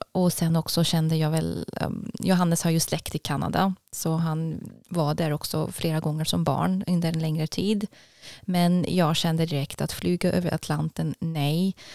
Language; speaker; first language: Swedish; non-native, fluent; German